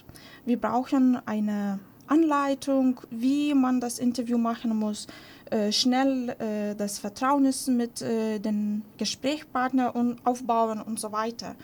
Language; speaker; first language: German; non-native, fluent; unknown